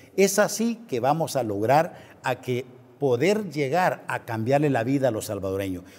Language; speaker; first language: Spanish; native; Spanish